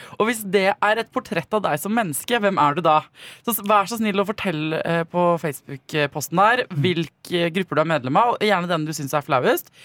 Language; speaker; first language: Norwegian; native; Norwegian